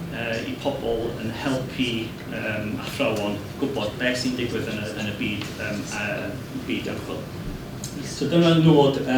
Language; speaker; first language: Welsh; non-native, learner; English